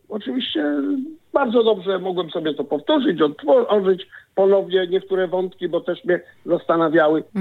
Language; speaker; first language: Polish; native; Polish